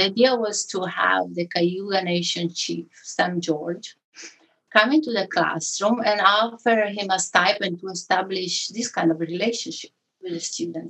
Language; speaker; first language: English; non-native, fluent; Italian